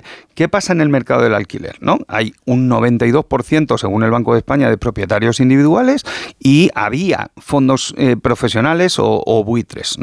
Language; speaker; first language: Spanish; native; Spanish